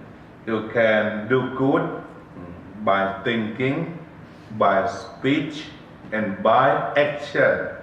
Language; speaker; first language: English; non-native, learner; Thai